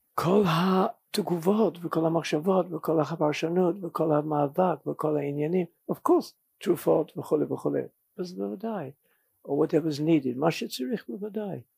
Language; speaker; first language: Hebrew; non-native, fluent; English